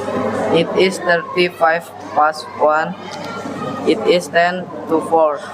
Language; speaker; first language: English; non-native, learner; Indonesian